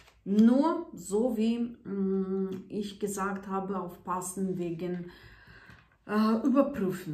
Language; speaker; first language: German; non-native, fluent; Russian